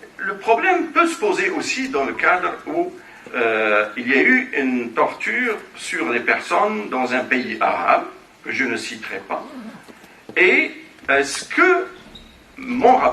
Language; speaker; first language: French; non-native, local second language; Arabic